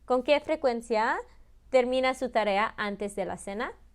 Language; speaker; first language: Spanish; early bilingual, heritage; Spanish